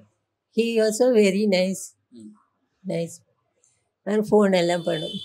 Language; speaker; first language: Tamil; non-native, learner; Malayalam